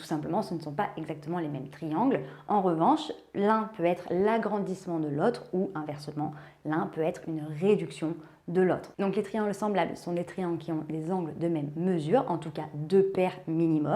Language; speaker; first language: French; native; French